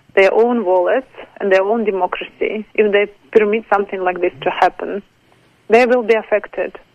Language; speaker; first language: English; non-native, fluent; Ukrainian